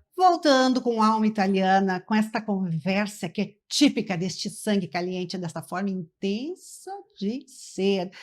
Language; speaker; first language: Portuguese; native; Portuguese